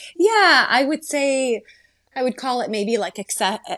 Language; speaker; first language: English; early bilingual, other home language; Slovak